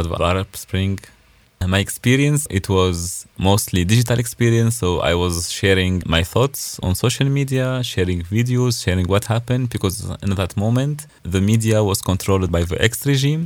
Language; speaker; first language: English; non-native, fluent; Arabic